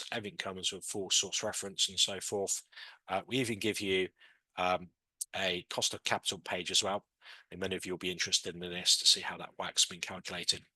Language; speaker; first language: English; native; English